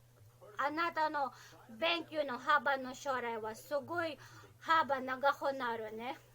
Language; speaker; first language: Japanese; non-native, learner; Filipino